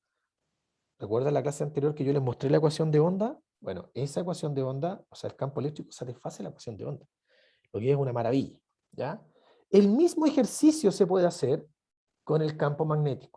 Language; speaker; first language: Spanish; native; Spanish